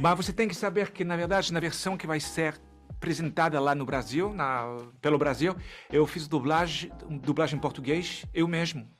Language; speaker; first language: Portuguese; non-native, fluent; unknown